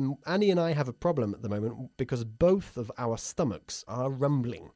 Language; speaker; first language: English; native; English